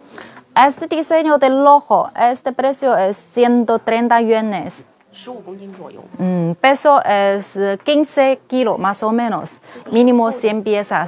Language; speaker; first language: Spanish; non-native, learner; Chinese